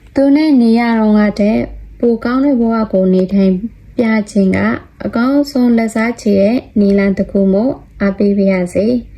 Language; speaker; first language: Burmese; non-native, local second language; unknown